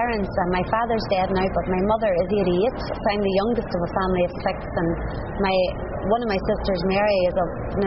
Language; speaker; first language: English; native; English